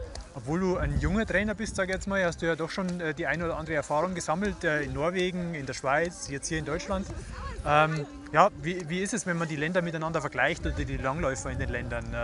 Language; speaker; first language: German; native; German